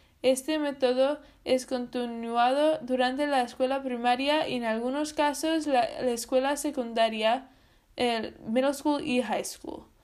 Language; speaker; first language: Spanish; non-native, fluent; English